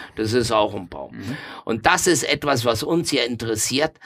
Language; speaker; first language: German; non-native, fluent; Spanish